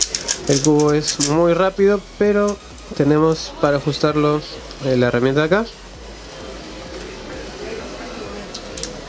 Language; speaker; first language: Spanish; native; Spanish